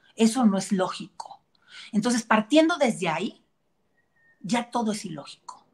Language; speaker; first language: Spanish; native; Spanish